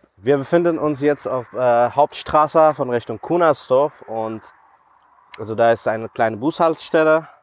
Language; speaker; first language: German; non-native, fluent; Persian